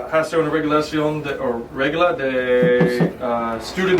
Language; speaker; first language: Spanish; non-native, learner; English